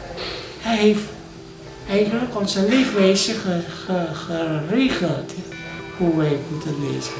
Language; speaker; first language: Dutch; non-native, fluent; Indonesian